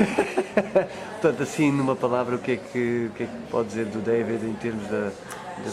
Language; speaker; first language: Portuguese; native; Portuguese